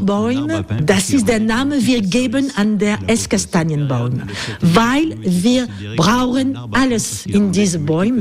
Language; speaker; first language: German; non-native, learner; French